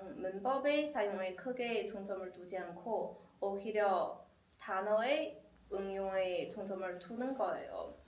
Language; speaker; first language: Korean; non-native, fluent; Chinese